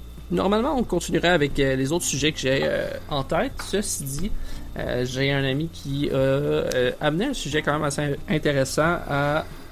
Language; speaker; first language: French; native; French